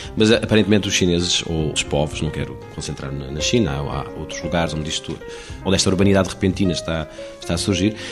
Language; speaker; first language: Portuguese; native; Portuguese